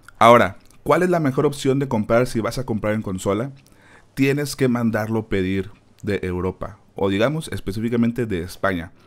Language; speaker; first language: Spanish; native; Spanish